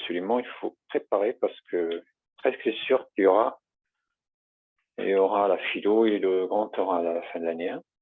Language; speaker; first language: French; native; French